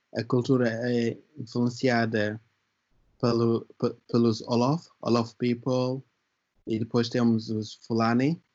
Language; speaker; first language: Portuguese; non-native, fluent; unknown